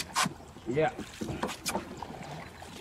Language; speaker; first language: English; non-native, learner; Indonesian